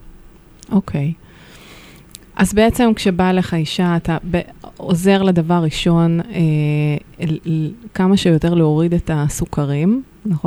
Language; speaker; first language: Hebrew; native; Hebrew